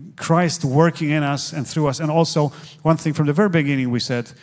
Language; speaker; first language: English; non-native, fluent; Polish